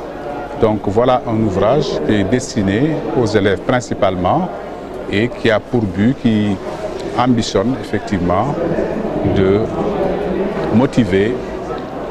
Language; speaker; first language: French; non-native, local second language; Wolof